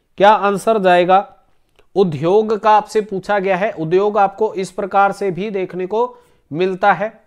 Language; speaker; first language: Hindi; native; Hindi